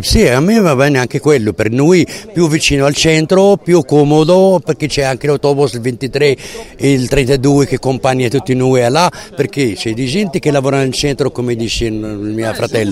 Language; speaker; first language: Italian; non-native, learner; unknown